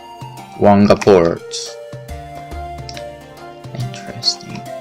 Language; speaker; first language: English; non-native, fluent; Polish